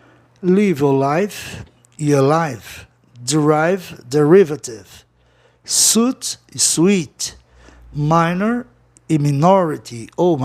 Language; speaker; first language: English; non-native, fluent; Portuguese